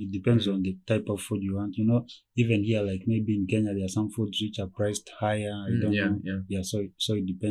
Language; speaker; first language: English; non-native, local second language; Ganda